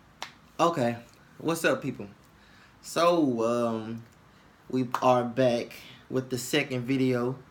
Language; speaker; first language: English; native; English